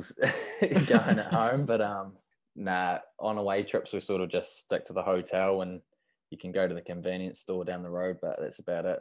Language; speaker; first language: English; native; English